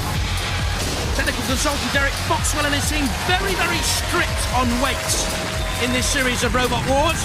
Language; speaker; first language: English; native; English